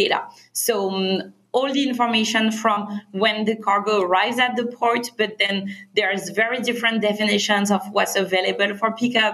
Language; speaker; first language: English; non-native, fluent; French